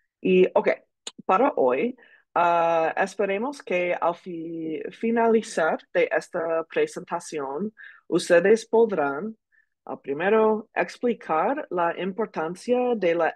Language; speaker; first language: Spanish; non-native, learner; English